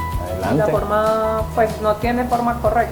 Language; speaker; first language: Spanish; native; Spanish